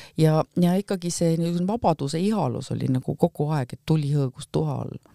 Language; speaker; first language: Estonian; native; Estonian